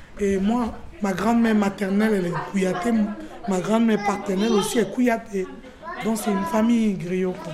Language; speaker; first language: French; non-native, local second language; Mandingo